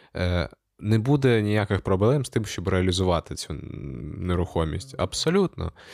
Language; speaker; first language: Ukrainian; non-native, local second language; Russian